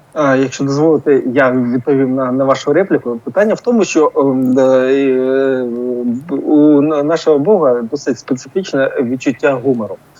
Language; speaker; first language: Ukrainian; non-native, local second language; Russian